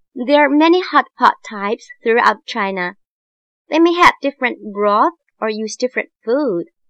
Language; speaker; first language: English; non-native, fluent; Chinese